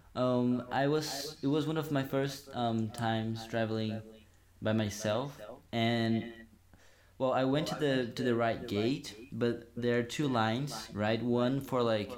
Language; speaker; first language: English; non-native, fluent; Portuguese